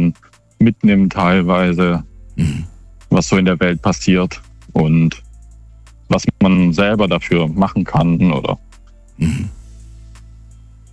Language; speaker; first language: German; native; German